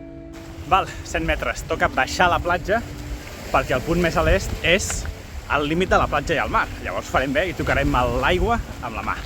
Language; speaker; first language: Catalan; native; Catalan